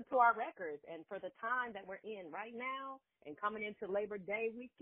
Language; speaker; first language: English; native; English